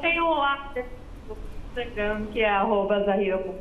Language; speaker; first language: Portuguese; non-native, fluent; Dutch